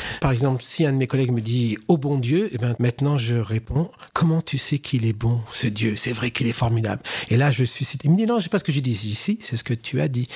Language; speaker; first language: French; native; French